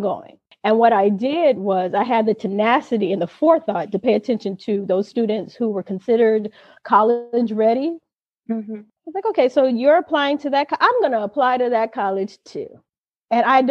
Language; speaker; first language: English; native; English